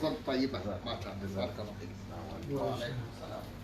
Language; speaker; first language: Arabic; non-native, fluent; Chinese